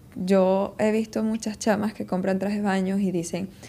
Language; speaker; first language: Spanish; early bilingual, heritage; Spanish